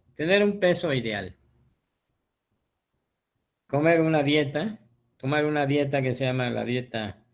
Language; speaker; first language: Spanish; native; Spanish